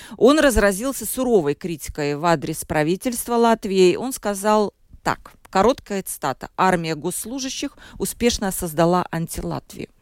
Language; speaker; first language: Russian; native; Russian